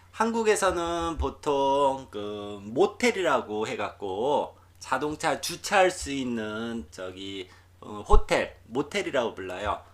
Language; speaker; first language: Korean; native; Korean